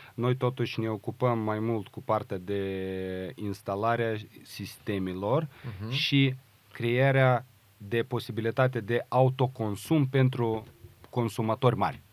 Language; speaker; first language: Romanian; non-native, local second language; Russian